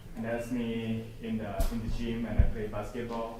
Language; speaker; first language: English; non-native, learner; Thai